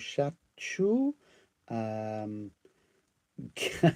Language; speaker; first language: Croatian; non-native, learner; English